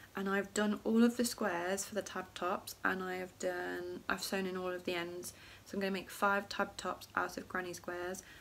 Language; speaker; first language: English; native; English